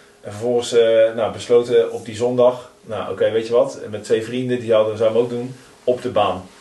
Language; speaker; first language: Dutch; native; Dutch